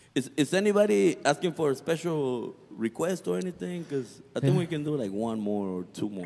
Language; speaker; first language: English; early bilingual, other home language; Spanish